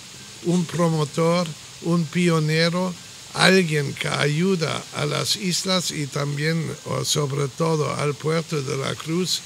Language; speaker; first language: Spanish; non-native, fluent; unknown